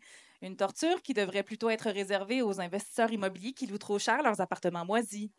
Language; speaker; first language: French; native; French